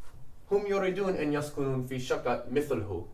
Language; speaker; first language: Arabic; non-native, learner; English